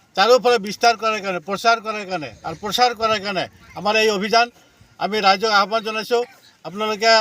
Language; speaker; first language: Assamese; non-native, local second language; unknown